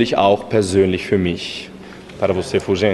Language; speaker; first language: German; non-native, fluent; Portuguese